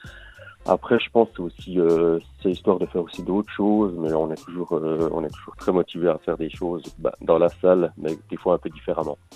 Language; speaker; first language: French; native; French